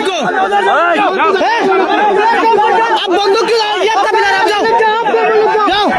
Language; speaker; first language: Hindi; non-native, learner; Bangla